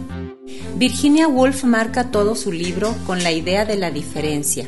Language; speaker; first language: Spanish; native; Spanish